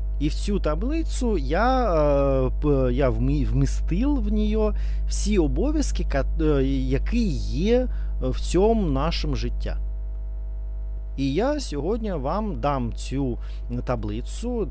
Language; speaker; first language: Ukrainian; non-native, learner; Russian